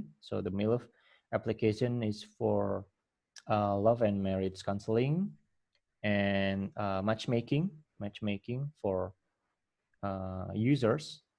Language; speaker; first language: English; non-native, fluent; Indonesian